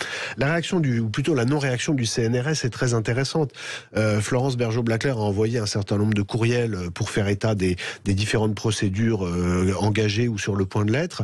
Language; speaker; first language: French; native; French